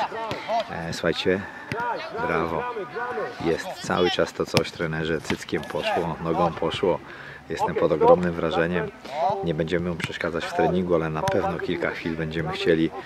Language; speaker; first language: Polish; native; Polish